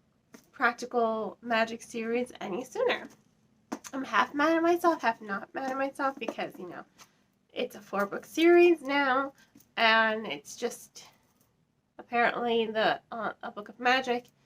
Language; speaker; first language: English; native; English